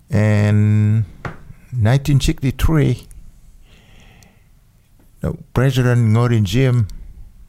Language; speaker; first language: English; non-native, learner; Vietnamese